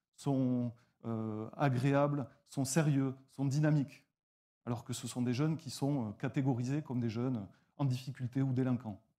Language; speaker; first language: French; native; French